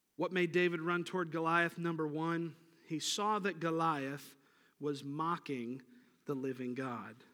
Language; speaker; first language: English; native; English